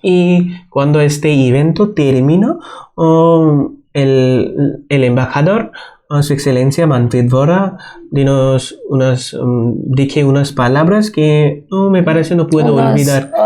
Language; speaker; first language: Spanish; non-native, fluent; Bangla